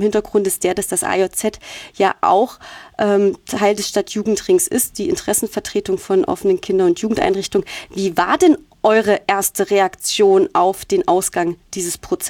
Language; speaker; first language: German; native; German